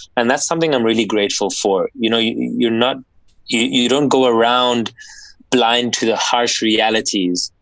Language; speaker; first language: English; native; English